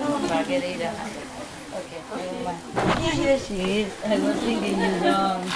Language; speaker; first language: English; non-native, fluent; Vietnamese